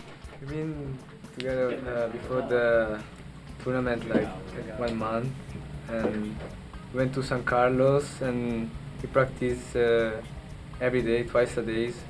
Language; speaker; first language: English; non-native, learner; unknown